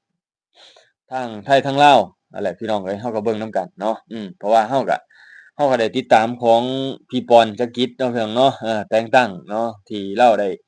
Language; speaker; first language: Thai; non-native, local second language; Northeastern Thai